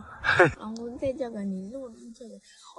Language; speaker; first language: Chinese; non-native, learner; Lao